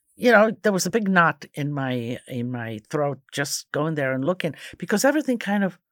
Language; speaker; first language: English; early bilingual, other home language; Croatian